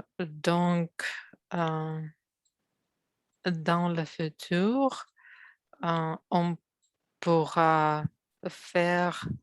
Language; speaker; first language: French; non-native, learner; Russian